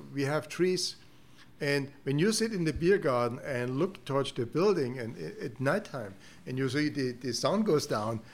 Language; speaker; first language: English; non-native, fluent; German